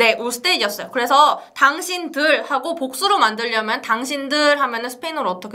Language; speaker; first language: Korean; native; Korean